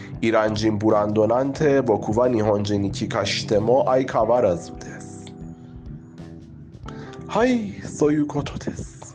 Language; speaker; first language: Japanese; non-native, fluent; Persian